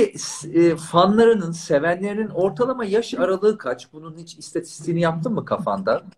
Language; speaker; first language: Turkish; native; Turkish